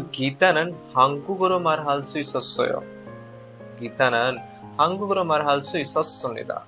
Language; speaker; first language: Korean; non-native, fluent; Hindi